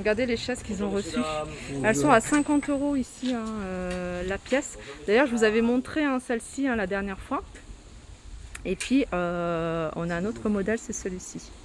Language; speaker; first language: French; native; French